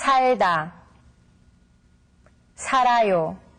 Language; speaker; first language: Korean; native; Korean